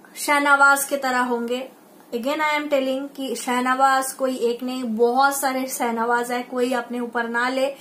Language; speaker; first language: Hindi; non-native, local second language; Bangla